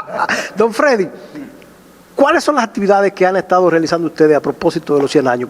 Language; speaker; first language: Spanish; native; Spanish